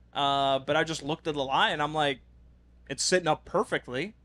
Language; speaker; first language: English; non-native, fluent; Norwegian